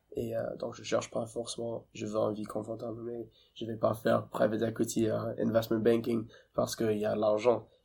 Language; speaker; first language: French; non-native, fluent; English